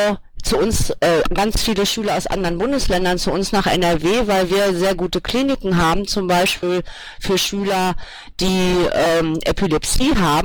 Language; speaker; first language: German; native; German